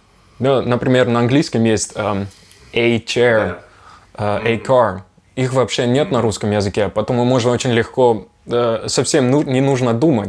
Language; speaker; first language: Russian; non-native, fluent; Dutch